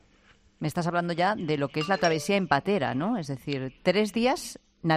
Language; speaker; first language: Spanish; native; Spanish